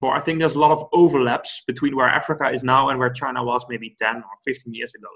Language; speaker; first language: English; non-native, fluent; Dutch